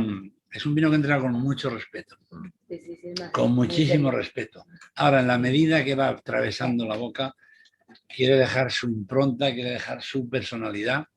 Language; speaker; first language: Spanish; native; Spanish